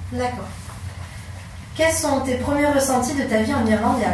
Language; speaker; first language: French; native; French